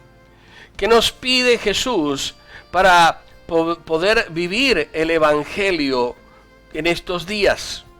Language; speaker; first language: Spanish; native; Spanish